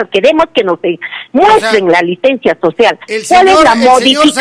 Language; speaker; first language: Spanish; native; Spanish